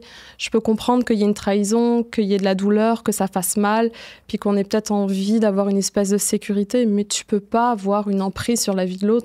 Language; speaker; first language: French; native; French